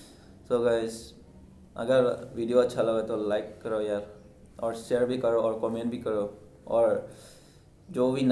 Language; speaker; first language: Hindi; non-native, local second language; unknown